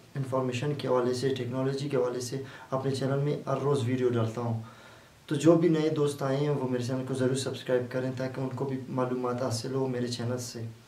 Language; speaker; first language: Urdu; non-native, local second language; Baluchi